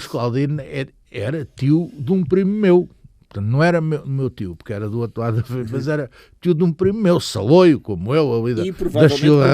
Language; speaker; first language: Portuguese; native; Portuguese